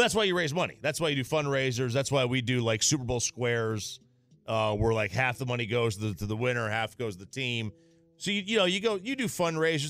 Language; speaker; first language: English; native; English